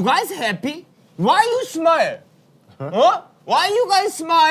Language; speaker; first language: English; non-native, learner; Korean